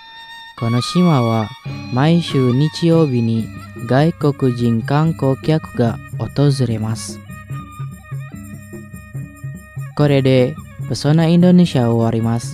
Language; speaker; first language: Japanese; non-native, fluent; Indonesian